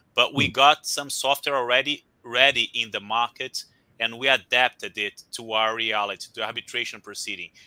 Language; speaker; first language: English; non-native, fluent; Portuguese